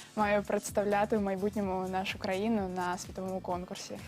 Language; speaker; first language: Ukrainian; native; Ukrainian